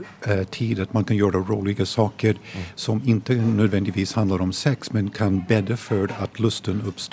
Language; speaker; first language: Swedish; non-native, fluent; English